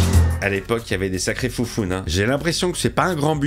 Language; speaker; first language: French; native; French